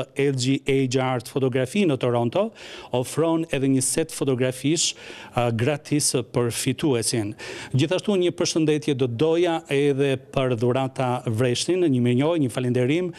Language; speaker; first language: Albanian; native; Albanian